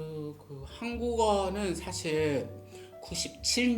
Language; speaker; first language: Korean; non-native, learner; Japanese